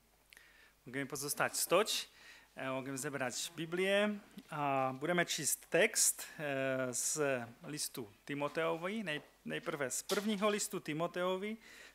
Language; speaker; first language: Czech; non-native, local second language; Polish